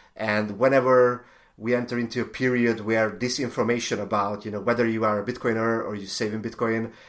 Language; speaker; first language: English; non-native, fluent; Hungarian